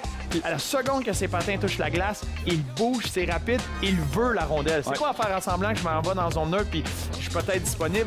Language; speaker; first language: French; native; French